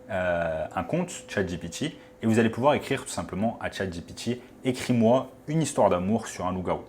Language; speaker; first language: French; native; French